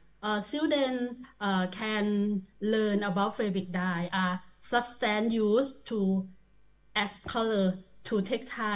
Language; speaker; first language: English; non-native, learner; Thai